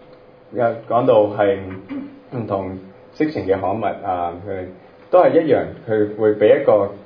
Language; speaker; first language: Cantonese; early bilingual, other home language; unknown